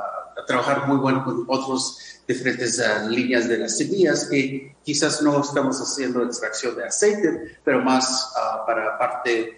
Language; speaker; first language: Spanish; non-native, fluent; English